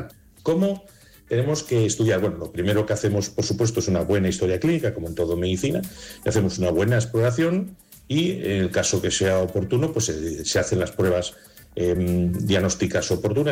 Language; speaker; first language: Spanish; native; Spanish